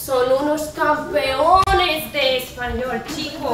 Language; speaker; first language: Spanish; non-native, learner; Russian